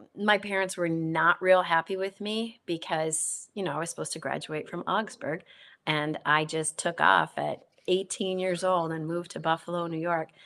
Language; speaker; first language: English; native; English